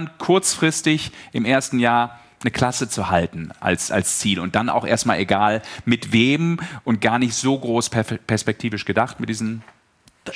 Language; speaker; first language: German; native; German